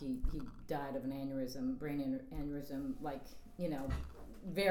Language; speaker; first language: English; native; English